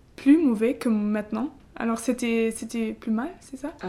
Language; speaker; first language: French; non-native, fluent; German